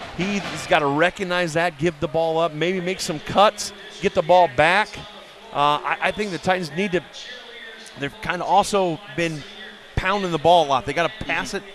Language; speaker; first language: English; native; English